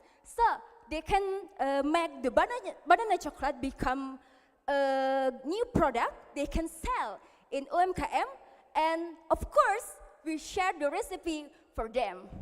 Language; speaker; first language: English; non-native, learner; Indonesian